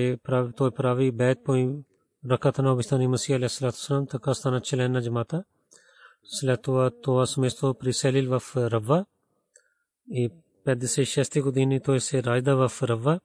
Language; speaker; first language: Bulgarian; non-native, learner; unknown